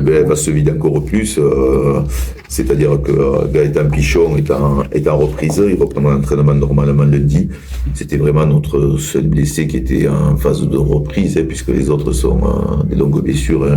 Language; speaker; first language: French; native; French